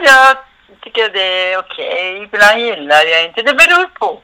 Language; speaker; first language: Swedish; non-native, fluent; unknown